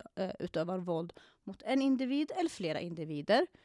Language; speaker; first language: Swedish; non-native, fluent; Arabic